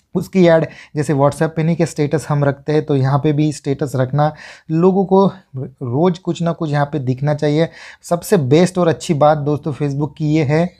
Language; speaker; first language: Hindi; non-native, local second language; Marathi